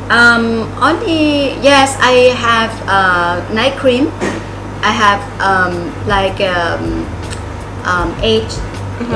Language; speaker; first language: English; non-native, learner; Thai